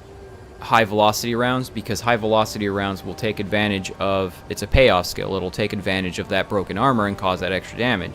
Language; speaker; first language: English; native; English